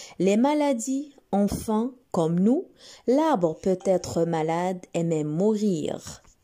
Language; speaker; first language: French; non-native, local second language; Arabic